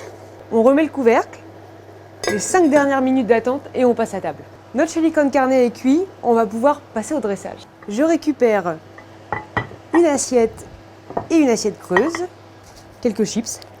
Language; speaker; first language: French; native; French